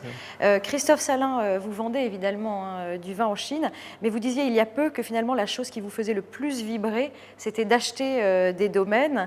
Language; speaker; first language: French; native; French